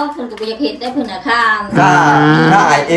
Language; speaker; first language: Thai; non-native, local second language; Lao